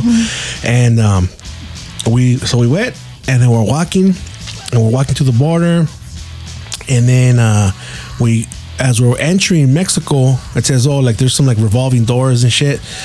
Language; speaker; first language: English; early bilingual, other home language; Spanish